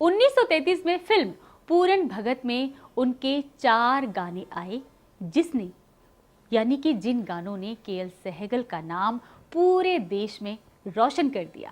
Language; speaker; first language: Hindi; native; Hindi